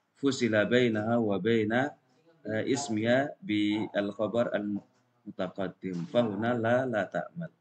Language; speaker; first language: Arabic; non-native, fluent; Indonesian